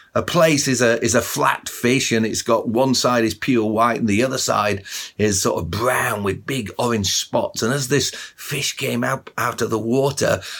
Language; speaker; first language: English; native; English